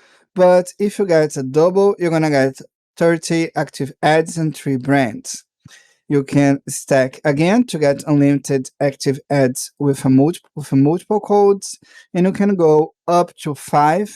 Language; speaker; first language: English; non-native, fluent; Portuguese